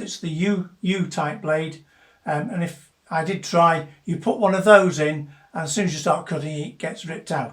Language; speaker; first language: English; native; English